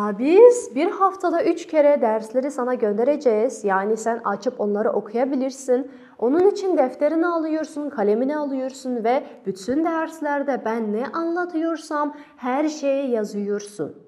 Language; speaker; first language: Turkish; non-native, fluent; Kazakh